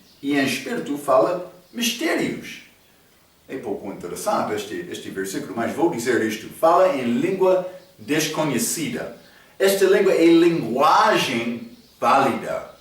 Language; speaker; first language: Portuguese; non-native, learner; English